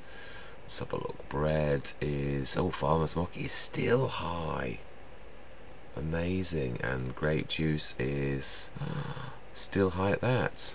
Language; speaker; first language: English; native; English